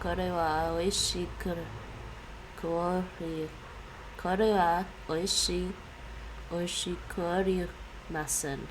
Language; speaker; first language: Japanese; non-native, learner; English